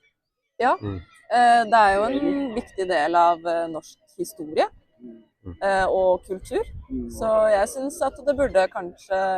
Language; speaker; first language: Norwegian; native; Norwegian